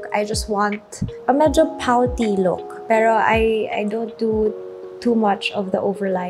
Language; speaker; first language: English; non-native, local second language; Filipino